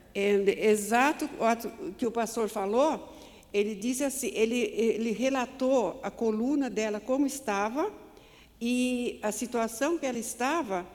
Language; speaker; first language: Portuguese; native; Portuguese